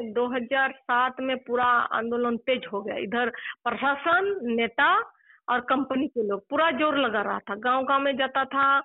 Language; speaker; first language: Hindi; non-native, local second language; Santali